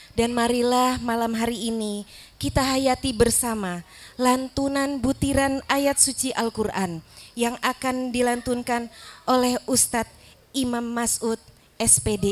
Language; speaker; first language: Indonesian; native; Indonesian